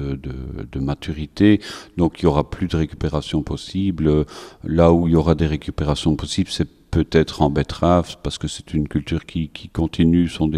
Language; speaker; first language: French; native; French